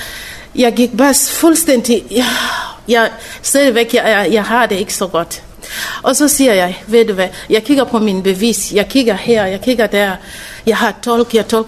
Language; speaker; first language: Danish; non-native, fluent; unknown